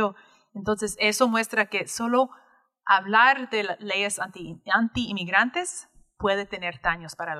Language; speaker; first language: Spanish; early bilingual, heritage; English